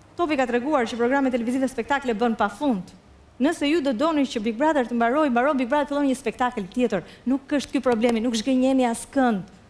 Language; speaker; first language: Albanian; native; Albanian